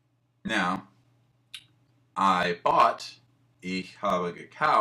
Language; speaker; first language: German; non-native, learner; English